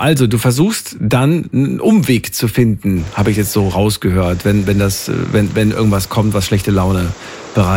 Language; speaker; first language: German; native; German